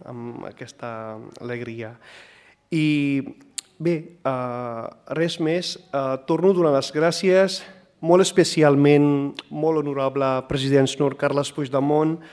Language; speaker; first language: Catalan; non-native, fluent; Punjabi